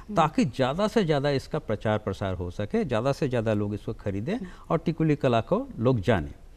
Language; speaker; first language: Hindi; native; Hindi